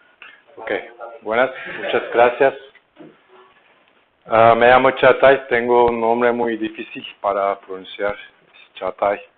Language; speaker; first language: Spanish; non-native, learner; Turkish